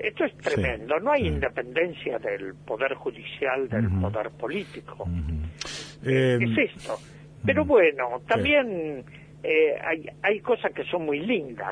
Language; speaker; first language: Spanish; native; Spanish